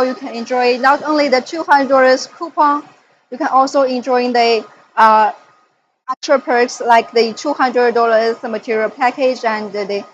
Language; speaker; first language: English; non-native, fluent; Chinese